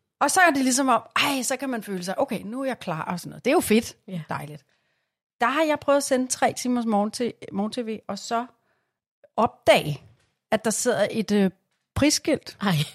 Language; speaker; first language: Danish; native; Danish